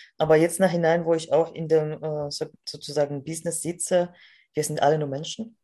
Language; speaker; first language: German; non-native, fluent; Polish